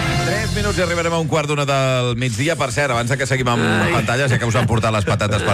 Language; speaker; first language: Catalan; native; Catalan